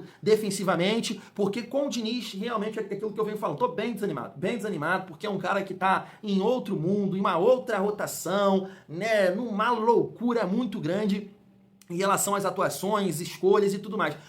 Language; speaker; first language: Portuguese; native; Portuguese